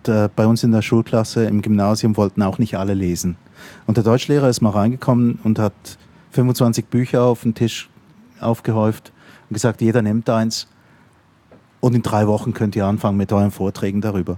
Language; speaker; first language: German; native; German